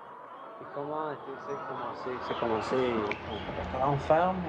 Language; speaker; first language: French; non-native, learner; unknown